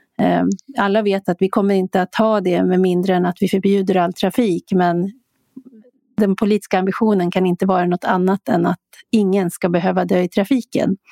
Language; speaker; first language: Swedish; native; Swedish